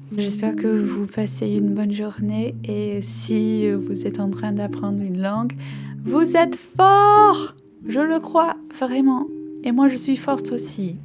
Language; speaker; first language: French; non-native, learner; English